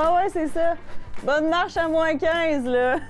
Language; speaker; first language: French; native; French